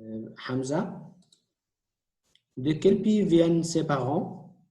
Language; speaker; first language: French; non-native, fluent; Arabic